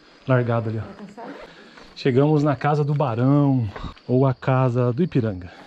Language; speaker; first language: Portuguese; native; Portuguese